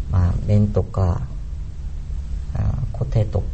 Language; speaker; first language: Japanese; non-native, learner; Korean